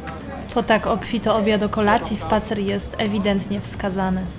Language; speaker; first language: Polish; native; Polish